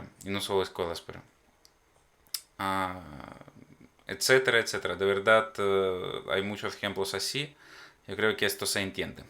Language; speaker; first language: Spanish; non-native, fluent; Ukrainian